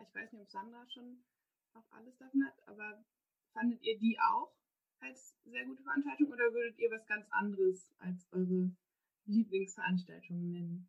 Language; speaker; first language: German; native; German